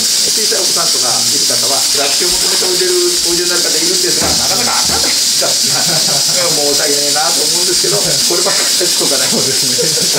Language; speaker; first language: Japanese; native; Japanese